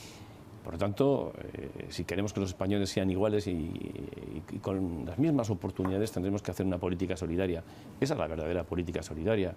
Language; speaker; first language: Spanish; native; Spanish